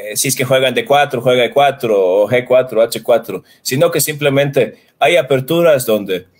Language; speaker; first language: Spanish; non-native, fluent; Swedish